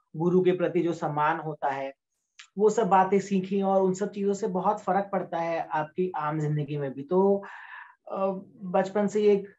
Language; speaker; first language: Hindi; native; Hindi